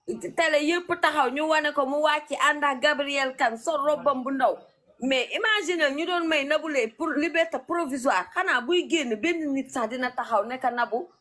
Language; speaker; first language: Wolof; native; Wolof